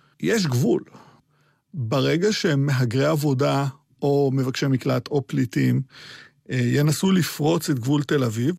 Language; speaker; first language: Hebrew; early bilingual, other home language; Arabic